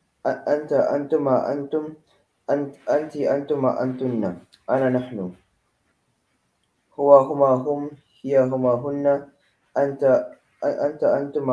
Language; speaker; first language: Arabic; non-native, learner; Filipino